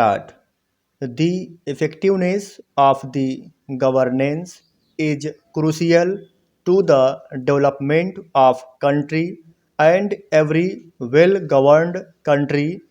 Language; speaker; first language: English; non-native, local second language; Hindi